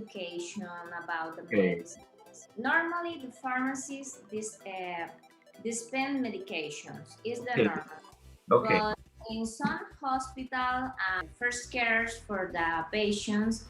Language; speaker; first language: English; non-native, learner; Spanish